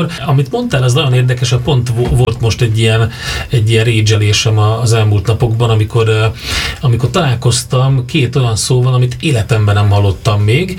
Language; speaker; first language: Hungarian; native; Hungarian